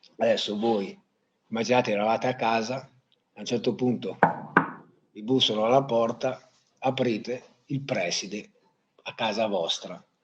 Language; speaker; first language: Italian; native; Italian